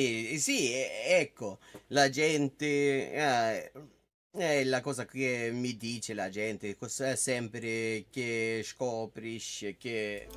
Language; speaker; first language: Italian; non-native, fluent; English